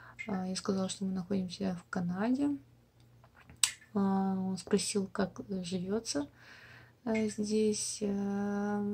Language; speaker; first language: Russian; non-native, local second language; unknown